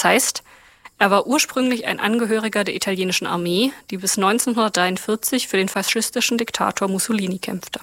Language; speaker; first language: German; native; German